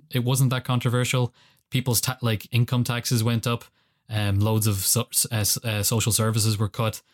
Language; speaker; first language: English; native; English